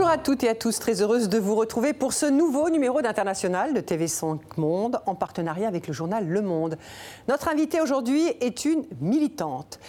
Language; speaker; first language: French; native; French